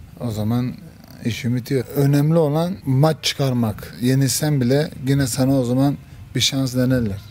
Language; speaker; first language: Turkish; early bilingual, heritage; Turkish